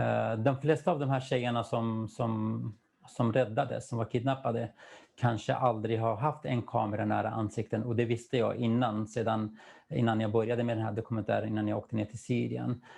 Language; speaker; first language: Swedish; non-native, fluent; Kurdish